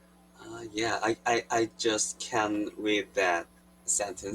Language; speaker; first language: English; non-native, learner; Korean